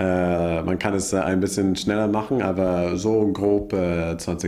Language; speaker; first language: German; non-native, learner; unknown